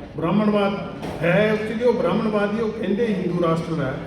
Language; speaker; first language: Hindi; non-native, local second language; Punjabi